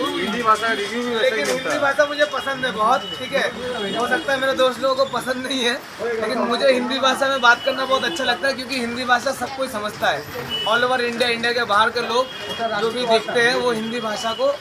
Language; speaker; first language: Hindi; non-native, local second language; Bangla